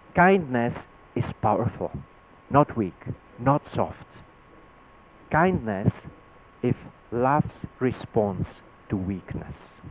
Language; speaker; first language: English; non-native, fluent; Czech